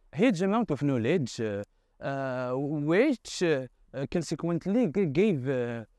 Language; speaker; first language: English; non-native, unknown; Arabic